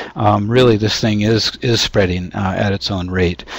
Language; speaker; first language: English; native; English